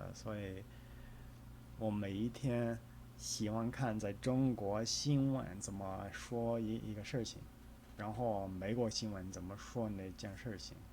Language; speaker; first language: Chinese; non-native, fluent; English